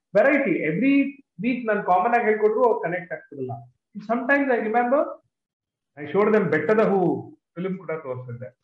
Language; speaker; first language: English; non-native, local second language; Kannada